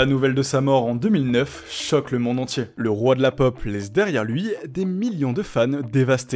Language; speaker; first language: French; native; French